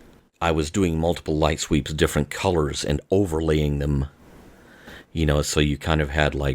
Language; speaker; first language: English; native; English